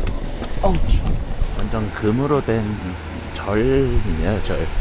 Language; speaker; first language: Korean; native; Korean